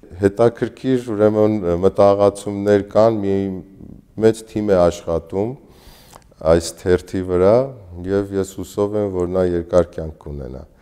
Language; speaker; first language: Armenian; native; Armenian